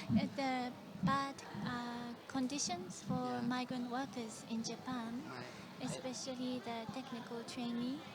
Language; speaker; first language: English; non-native, fluent; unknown